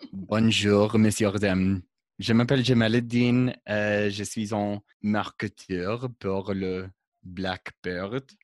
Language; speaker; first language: French; non-native, learner; English